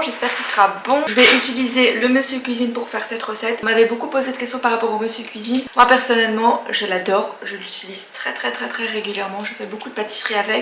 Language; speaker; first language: French; native; French